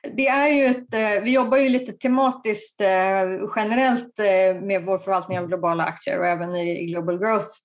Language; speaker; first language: Swedish; native; Swedish